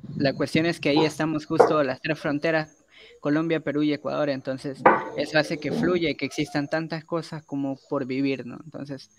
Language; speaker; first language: Spanish; native; Spanish